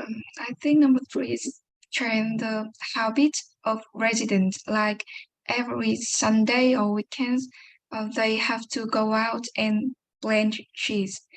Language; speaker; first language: English; non-native, learner; Vietnamese